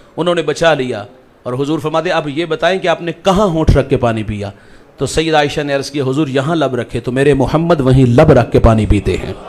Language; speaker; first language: Urdu; non-native, local second language; Punjabi